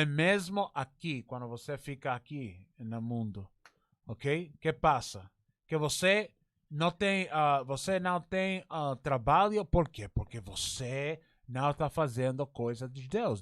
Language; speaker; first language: Portuguese; non-native, learner; English